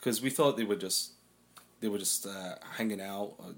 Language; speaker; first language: English; native; English